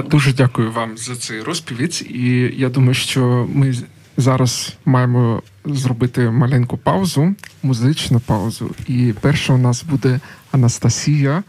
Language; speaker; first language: Ukrainian; non-native, local second language; Russian